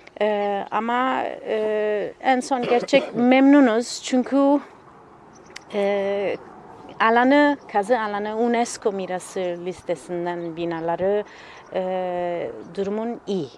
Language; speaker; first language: Turkish; non-native, fluent; Italian